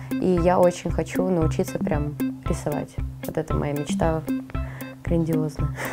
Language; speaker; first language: Russian; native; Russian